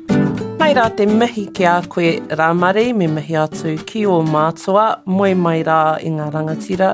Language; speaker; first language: Māori; non-native, local second language; English